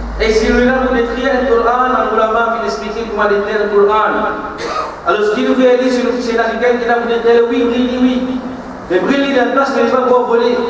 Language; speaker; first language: French; non-native, local second language; Morisyen